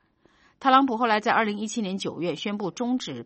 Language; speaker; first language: Chinese; native; Chinese